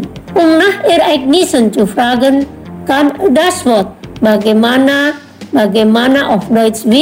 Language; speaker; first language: German; non-native, learner; Indonesian